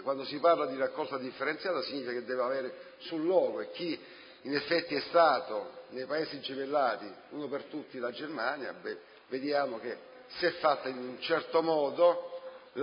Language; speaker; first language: Italian; native; Italian